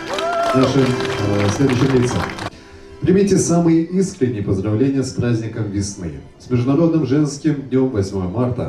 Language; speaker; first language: Russian; native; Russian